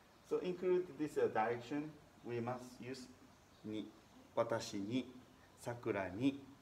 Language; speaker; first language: English; non-native, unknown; Japanese